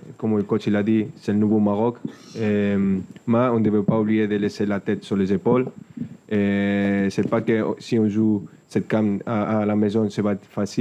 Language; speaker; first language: French; non-native, fluent; Spanish